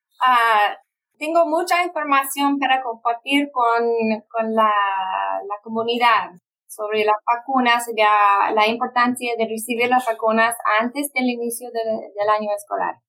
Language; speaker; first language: Spanish; non-native, fluent; English